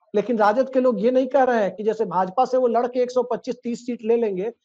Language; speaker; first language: Hindi; native; Hindi